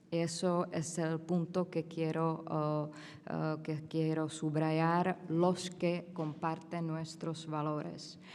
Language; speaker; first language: Spanish; non-native, fluent; Czech